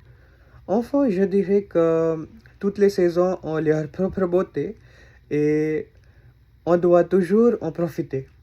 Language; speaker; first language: French; non-native, learner; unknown